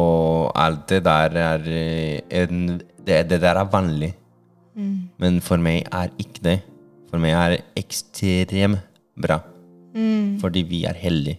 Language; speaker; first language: Norwegian; non-native, fluent; Spanish